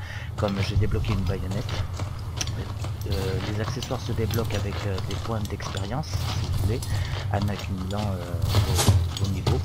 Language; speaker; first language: French; native; French